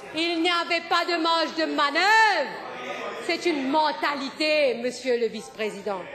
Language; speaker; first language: French; non-native, local second language; Morisyen